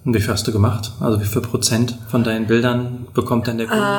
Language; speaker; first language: German; native; German